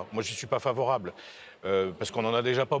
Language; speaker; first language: French; native; French